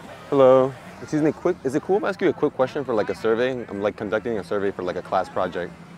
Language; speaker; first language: English; early bilingual, other home language; Spanish